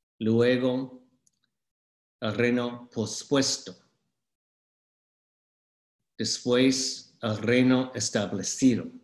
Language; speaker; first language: Spanish; non-native, fluent; English